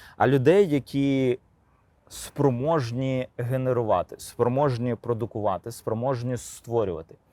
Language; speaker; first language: Ukrainian; non-native, local second language; Crimean Tatar